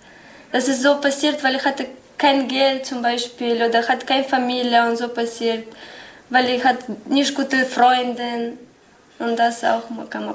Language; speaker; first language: German; non-native, learner; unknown